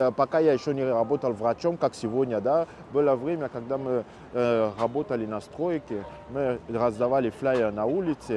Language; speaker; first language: Russian; non-native, fluent; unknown